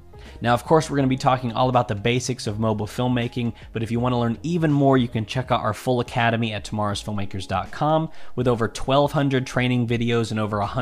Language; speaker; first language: English; native; English